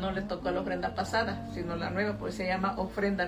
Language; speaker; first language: Spanish; native; Spanish